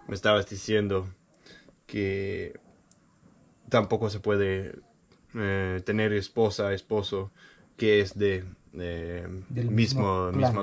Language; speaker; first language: Spanish; non-native, learner; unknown